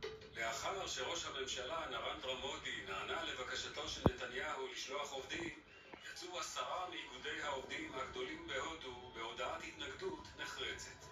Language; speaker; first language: Hebrew; native; Hebrew